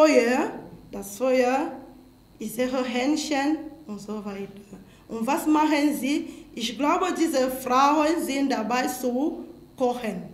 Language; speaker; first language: German; non-native, fluent; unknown